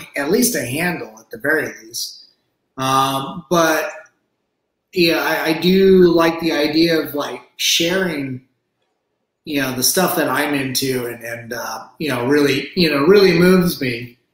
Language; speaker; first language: English; native; English